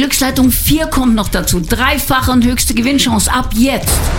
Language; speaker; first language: German; native; German